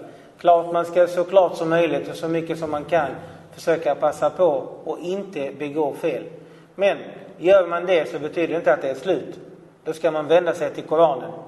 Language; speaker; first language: Swedish; non-native, fluent; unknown